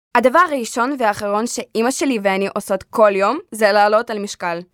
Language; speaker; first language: Hebrew; early bilingual, other home language; Russian